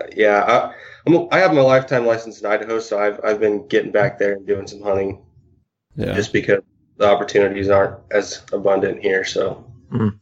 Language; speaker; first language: English; native; English